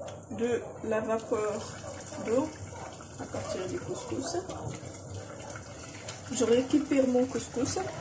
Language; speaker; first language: French; non-native, local second language; Arabic